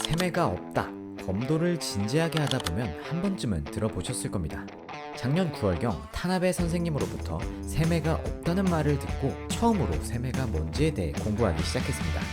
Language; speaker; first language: Korean; native; Korean